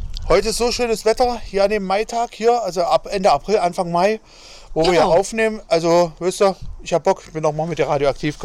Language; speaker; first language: German; native; German